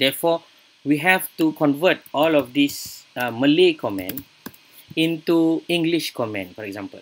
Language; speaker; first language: English; non-native, local second language; Malay